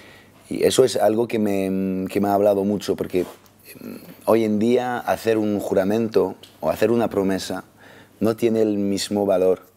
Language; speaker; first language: Spanish; non-native, fluent; French